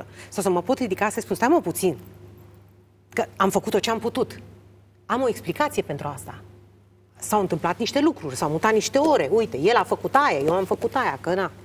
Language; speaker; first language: Romanian; native; Romanian